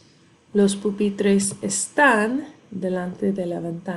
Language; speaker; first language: Spanish; non-native, fluent; English